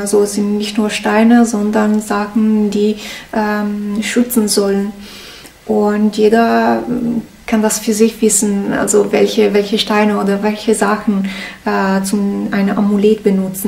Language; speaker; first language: German; non-native, learner; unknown